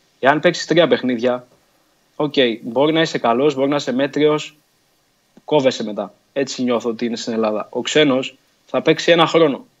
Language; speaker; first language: Greek; early bilingual, other home language; Portuguese